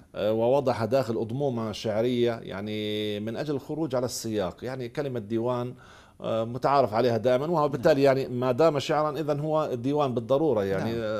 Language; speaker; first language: Arabic; native; Arabic